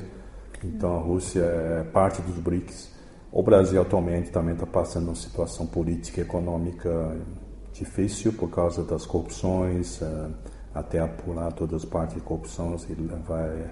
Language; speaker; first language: Portuguese; early bilingual, other home language; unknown